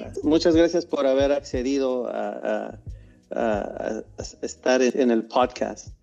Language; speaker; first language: Spanish; non-native, fluent; English